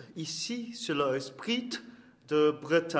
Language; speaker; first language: French; non-native, learner; Portuguese